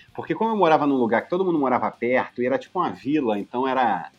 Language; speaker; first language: Portuguese; native; Portuguese